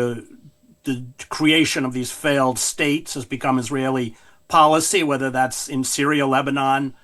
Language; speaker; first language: English; native; English